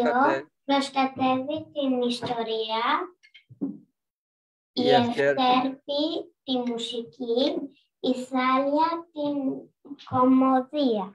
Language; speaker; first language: Greek; non-native, learner; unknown